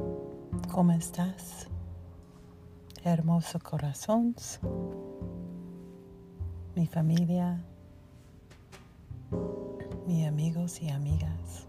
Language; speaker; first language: Spanish; non-native, learner; English